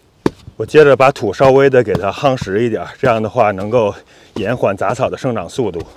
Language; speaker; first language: Chinese; native; Chinese